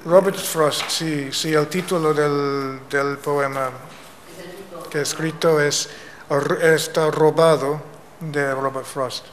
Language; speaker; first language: Spanish; non-native, fluent; English